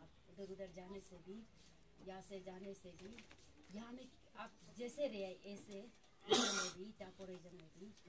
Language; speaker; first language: Hindi; non-native, local second language; Adi